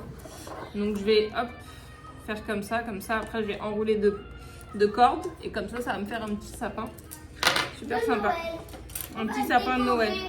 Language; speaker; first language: French; native; French